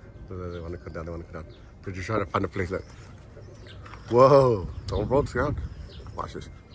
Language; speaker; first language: English; early bilingual, other home language; Spanish